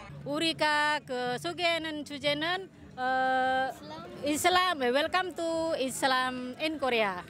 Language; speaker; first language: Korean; non-native, learner; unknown